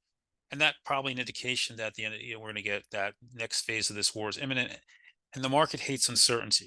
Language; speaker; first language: English; native; English